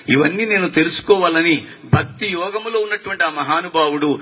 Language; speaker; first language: Telugu; non-native, local second language; Tamil